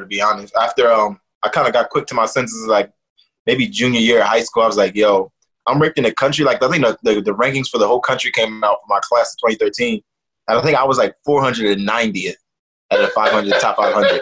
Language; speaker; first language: English; native; English